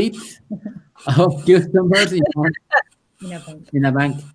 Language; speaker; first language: English; non-native, learner; Spanish